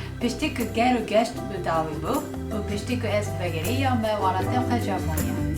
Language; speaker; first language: Kurdish; non-native, learner; Japanese